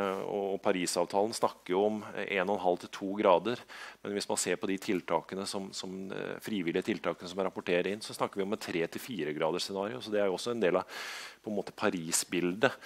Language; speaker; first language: Norwegian; native; Norwegian